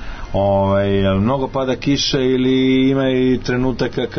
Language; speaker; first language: Serbian; native; Serbian